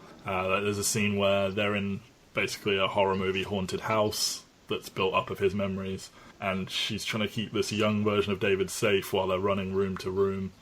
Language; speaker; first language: English; native; English